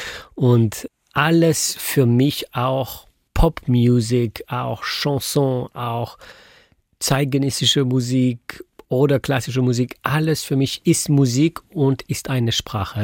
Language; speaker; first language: German; non-native, fluent; French